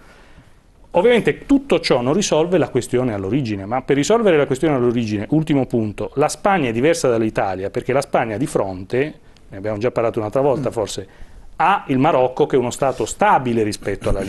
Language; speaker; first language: Italian; native; Italian